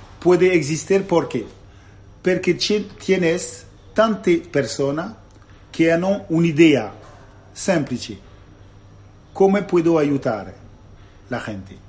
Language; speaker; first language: Spanish; non-native, learner; Italian